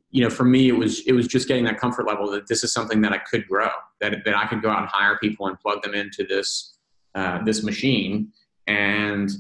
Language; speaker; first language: English; native; English